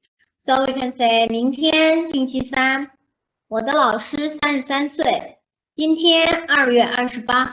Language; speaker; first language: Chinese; non-native, fluent; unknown